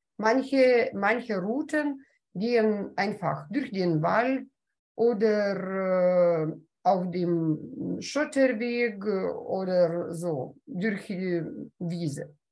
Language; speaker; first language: German; non-native, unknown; Lithuanian